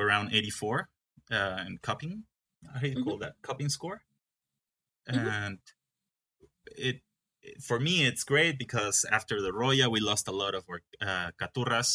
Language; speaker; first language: English; non-native, fluent; Spanish